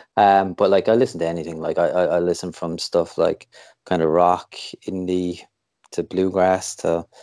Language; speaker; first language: English; native; English